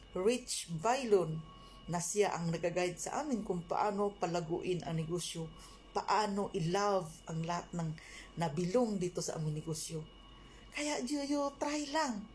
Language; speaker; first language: Filipino; non-native, local second language; Cebuano